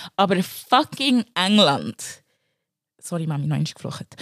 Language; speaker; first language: German; early bilingual, other home language; Lingala